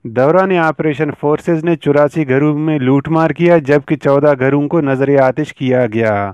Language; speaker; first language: Urdu; non-native, local second language; Baluchi